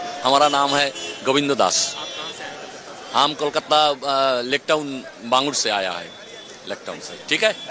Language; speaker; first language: Hindi; non-native, local second language; Bangla